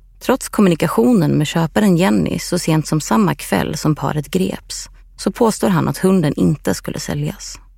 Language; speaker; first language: Swedish; native; Swedish